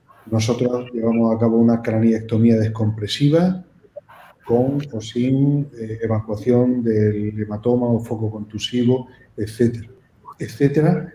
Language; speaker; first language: Spanish; native; Spanish